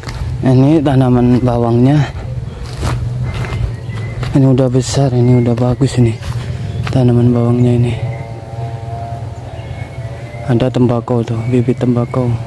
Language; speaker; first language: Indonesian; non-native, local second language; Madurese